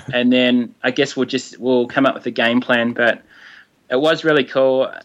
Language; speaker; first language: English; native; English